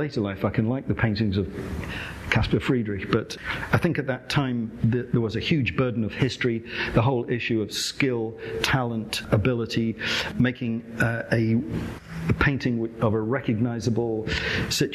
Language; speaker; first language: English; native; English